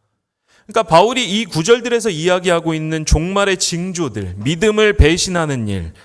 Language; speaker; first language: Korean; native; Korean